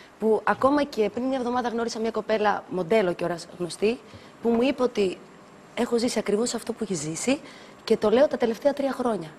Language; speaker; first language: Greek; early bilingual, other home language; Albanian